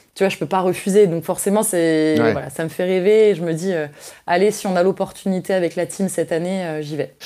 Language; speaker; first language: French; native; French